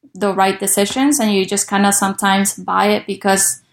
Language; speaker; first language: English; early bilingual, other home language; Spanish